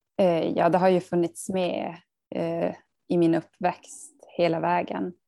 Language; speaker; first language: Swedish; native; Swedish